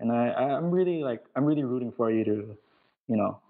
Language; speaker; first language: English; non-native, local second language; Filipino